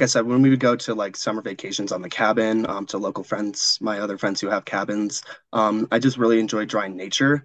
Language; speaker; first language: English; native; English